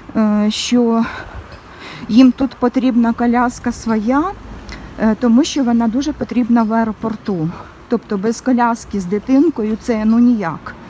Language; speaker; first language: Ukrainian; non-native, local second language; Russian